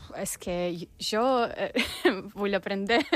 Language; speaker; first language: Catalan; non-native, learner; Russian